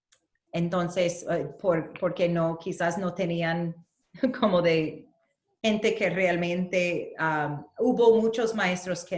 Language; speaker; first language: Spanish; early bilingual, heritage; Spanish